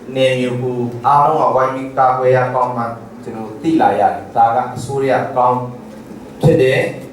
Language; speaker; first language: Burmese; non-native, local second language; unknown